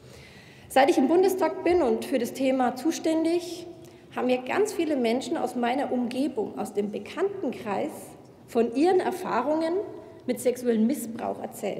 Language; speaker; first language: German; native; German